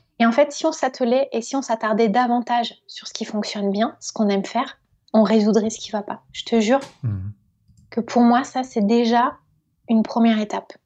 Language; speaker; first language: French; native; French